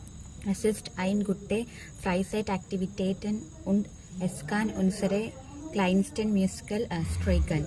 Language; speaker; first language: German; non-native, learner; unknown